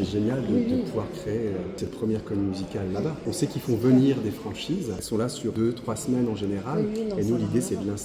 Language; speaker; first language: French; native; French